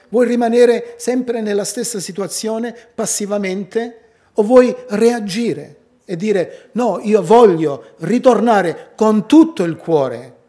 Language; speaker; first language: Italian; native; Italian